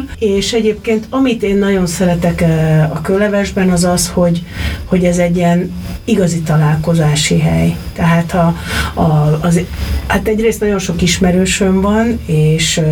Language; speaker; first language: Hungarian; native; Hungarian